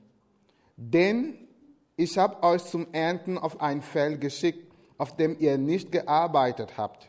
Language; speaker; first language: German; non-native, fluent; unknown